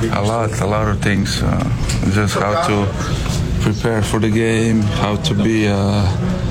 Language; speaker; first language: English; non-native, fluent; Slovenian